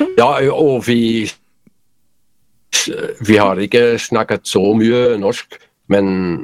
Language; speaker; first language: Norwegian; non-native, learner; Polish